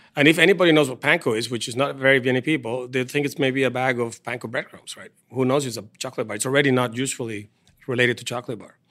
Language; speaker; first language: English; non-native, fluent; Spanish